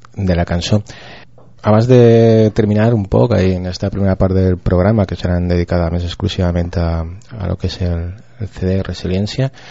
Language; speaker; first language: Spanish; non-native, local second language; Catalan